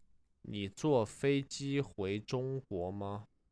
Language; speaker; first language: Chinese; non-native, learner; English